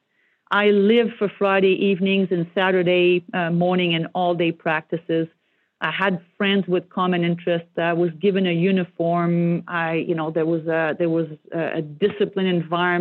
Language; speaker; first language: English; non-native, fluent; French